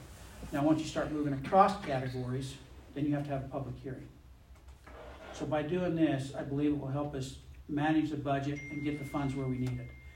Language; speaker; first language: English; native; English